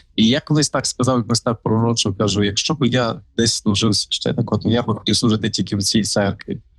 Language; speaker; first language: Ukrainian; native; Ukrainian